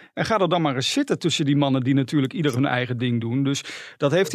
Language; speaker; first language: Dutch; native; Dutch